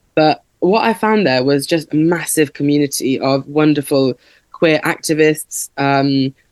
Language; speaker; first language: English; native; English